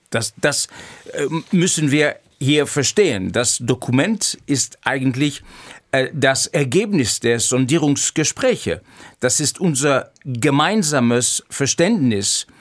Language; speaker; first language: German; non-native, fluent; Greek